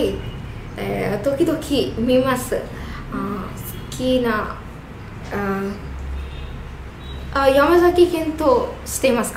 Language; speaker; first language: Japanese; non-native, learner; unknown